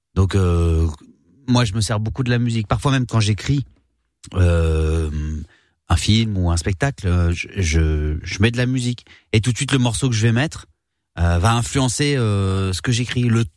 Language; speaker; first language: French; native; French